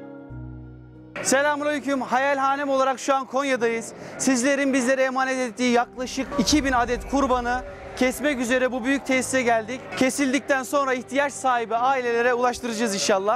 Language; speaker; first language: Turkish; native; Turkish